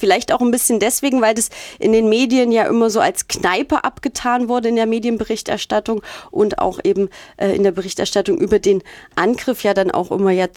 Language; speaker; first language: German; native; German